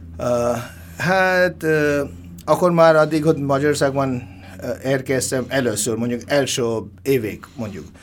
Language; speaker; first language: Hungarian; non-native, learner; Bangla